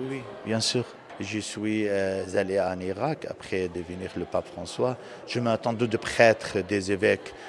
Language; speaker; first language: French; non-native, learner; Aramaic